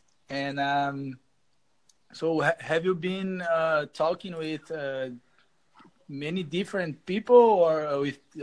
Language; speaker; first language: English; non-native, learner; Portuguese